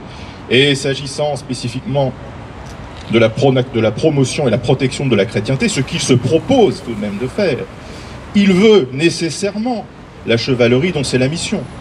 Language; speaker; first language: French; native; French